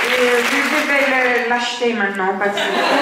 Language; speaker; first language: French; non-native, learner; English